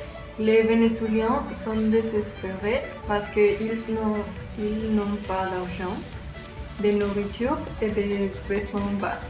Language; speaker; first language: French; non-native, learner; Spanish